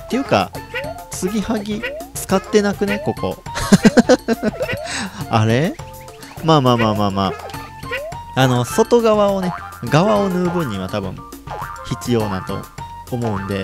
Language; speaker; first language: Japanese; native; Japanese